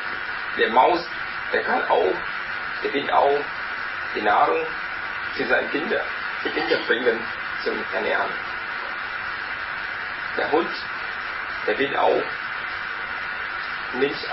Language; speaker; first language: German; non-native, learner; Vietnamese